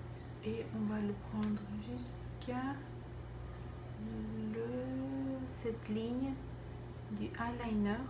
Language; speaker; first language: French; non-native, fluent; Spanish